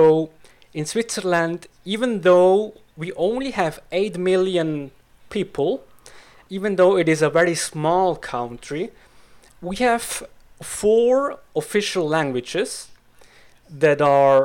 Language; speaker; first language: English; non-native, fluent; Swiss German